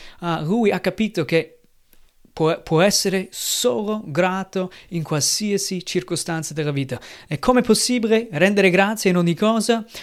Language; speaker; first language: Italian; non-native, fluent; English